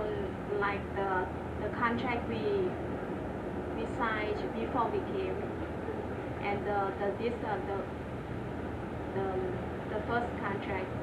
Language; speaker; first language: English; non-native, learner; Vietnamese